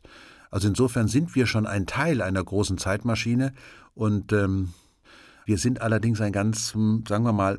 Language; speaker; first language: German; native; German